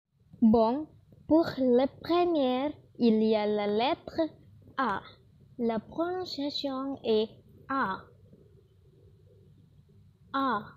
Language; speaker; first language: French; non-native, learner; Indonesian